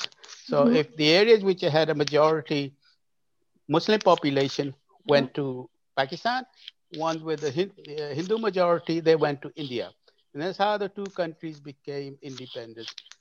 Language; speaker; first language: English; native; English